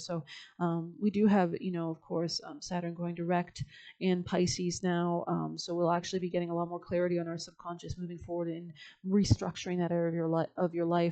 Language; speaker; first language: English; native; English